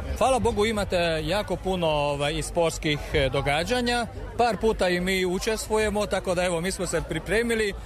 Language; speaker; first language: Serbian; non-native, fluent; Hungarian